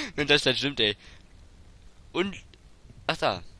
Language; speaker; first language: German; native; German